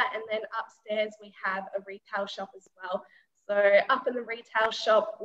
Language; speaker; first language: English; native; English